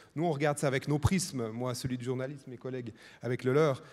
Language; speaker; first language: French; non-native, fluent; Spanish